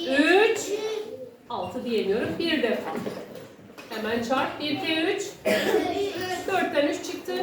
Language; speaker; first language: Turkish; native; Turkish